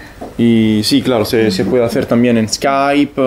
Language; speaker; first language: Spanish; non-native, fluent; Italian